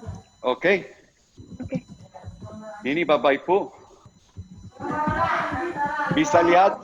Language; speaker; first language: Indonesian; non-native, learner; Hebrew